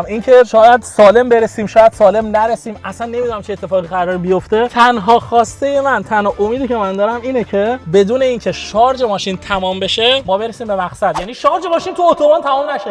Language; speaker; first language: Persian; native; Persian